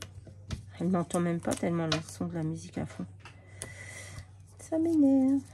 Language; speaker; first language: French; native; French